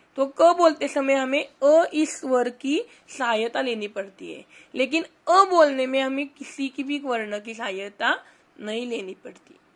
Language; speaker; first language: Hindi; non-native, local second language; Marathi